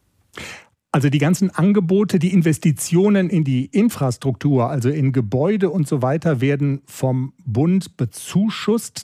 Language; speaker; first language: German; native; German